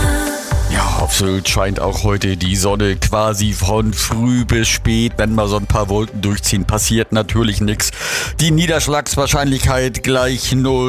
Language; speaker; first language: German; native; German